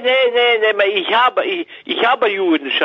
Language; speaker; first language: German; non-native, learner; French